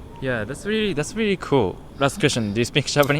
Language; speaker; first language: English; non-native, fluent; Japanese